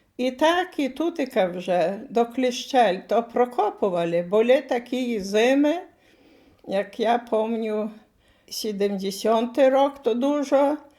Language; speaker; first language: Ukrainian; native; Ukrainian